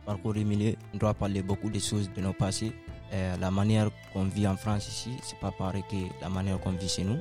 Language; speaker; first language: French; non-native, local second language; Fula